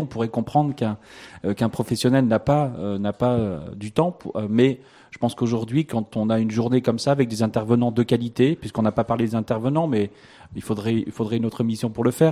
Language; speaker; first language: French; native; French